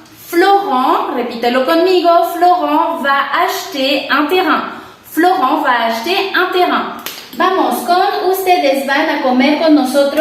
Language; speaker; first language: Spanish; non-native, fluent; French